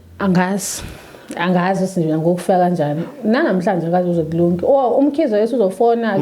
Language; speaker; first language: Zulu; native; Zulu